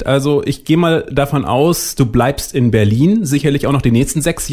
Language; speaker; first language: German; native; German